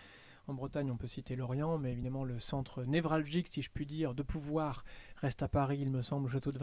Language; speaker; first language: French; native; French